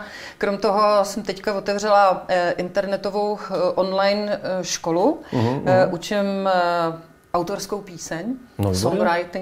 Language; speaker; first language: Czech; native; Czech